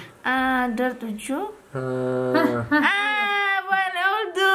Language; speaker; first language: Turkish; non-native, learner; Indonesian